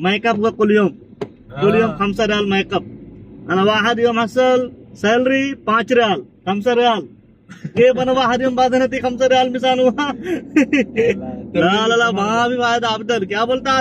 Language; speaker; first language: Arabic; non-native, learner; Urdu